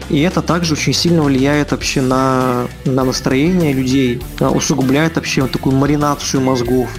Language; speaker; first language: Russian; native; Russian